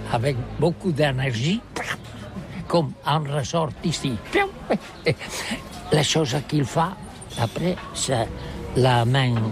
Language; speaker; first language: French; non-native, learner; Catalan